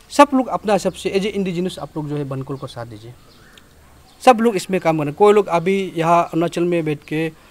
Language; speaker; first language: Hindi; non-native, local second language; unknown